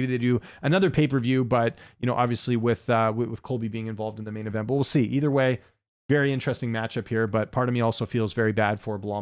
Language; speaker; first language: English; native; English